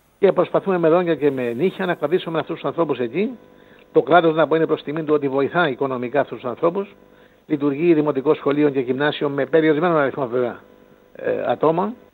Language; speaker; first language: Greek; native; Greek